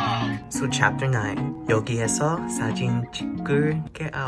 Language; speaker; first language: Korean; non-native, learner; English